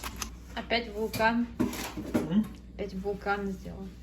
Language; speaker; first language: Russian; early bilingual, heritage; English